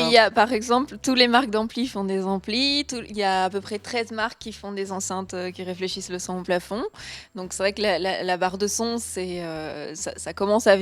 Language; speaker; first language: French; native; French